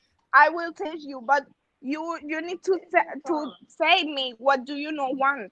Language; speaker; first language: English; non-native, local second language; Spanish